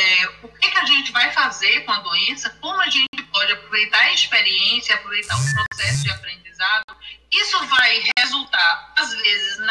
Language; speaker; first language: Portuguese; native; Portuguese